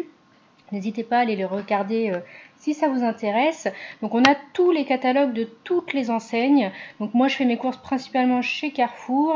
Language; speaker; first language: French; native; French